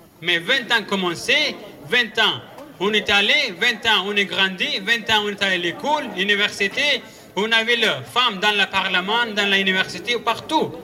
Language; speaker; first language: French; non-native, learner; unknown